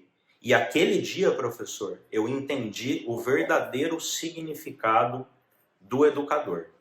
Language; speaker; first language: Portuguese; native; Portuguese